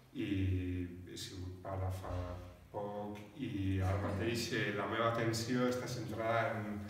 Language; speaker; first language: Catalan; non-native, learner; Basque